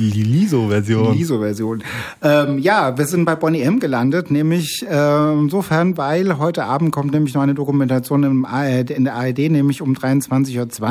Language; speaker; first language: German; native; German